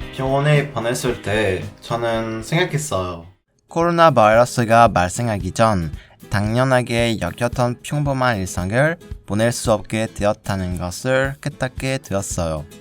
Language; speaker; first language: Korean; non-native, learner; French